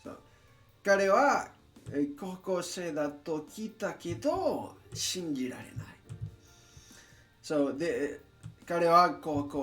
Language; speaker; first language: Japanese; non-native, learner; English